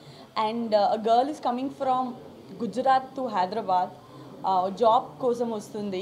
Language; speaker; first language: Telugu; non-native, learner; Gujarati